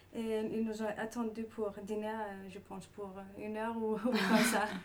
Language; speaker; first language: French; non-native, learner; Danish